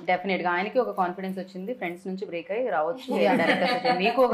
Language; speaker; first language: Telugu; native; Telugu